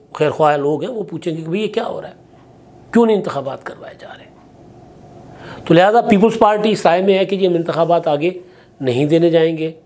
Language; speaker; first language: Urdu; non-native, local second language; Sindhi